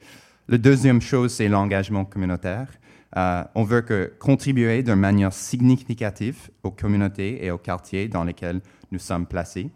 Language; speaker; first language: French; non-native, local second language; English